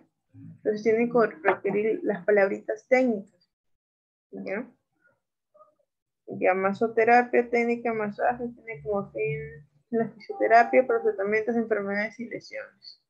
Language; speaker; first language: Spanish; native; Spanish